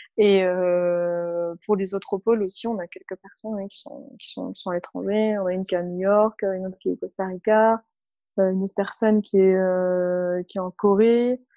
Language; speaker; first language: French; early bilingual, other home language; Arabic